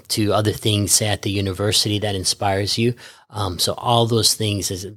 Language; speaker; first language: English; early bilingual, other home language; Norwegian